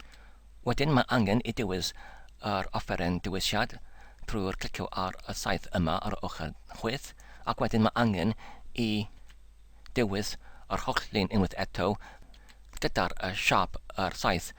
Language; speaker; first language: Welsh; non-native, learner; English